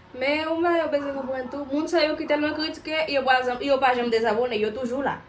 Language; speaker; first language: Haitian Creole; non-native, fluent; Portuguese